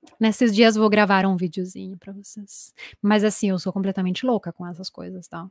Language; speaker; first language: Portuguese; non-native, fluent; Italian